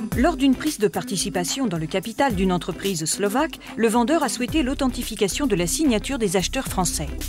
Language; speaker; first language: French; native; French